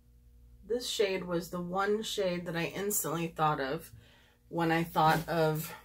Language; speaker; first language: English; native; English